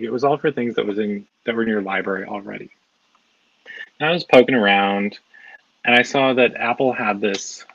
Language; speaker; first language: English; native; English